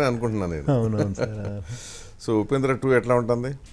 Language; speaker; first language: Telugu; native; Telugu